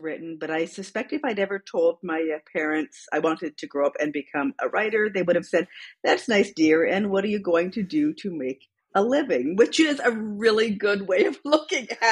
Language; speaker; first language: English; native; English